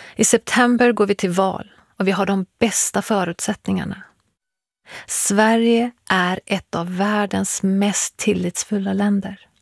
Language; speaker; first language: Swedish; early bilingual, other home language; Persian